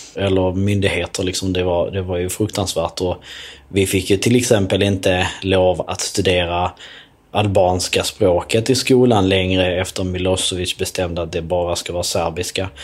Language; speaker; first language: Swedish; early bilingual, other home language; Albanian